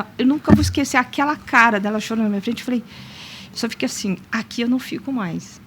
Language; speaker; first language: Portuguese; native; Portuguese